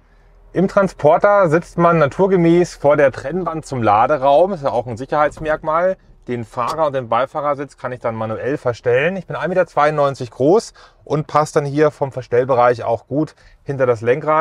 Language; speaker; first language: German; native; German